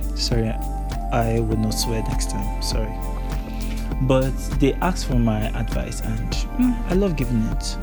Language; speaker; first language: English; non-native, local second language; Yoruba